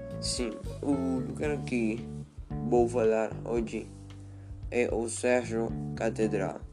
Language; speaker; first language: Portuguese; non-native, learner; Spanish